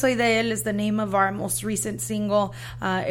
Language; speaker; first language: English; native; English